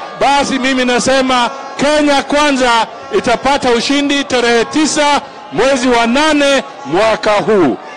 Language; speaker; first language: Swahili; non-native, local second language; Luyia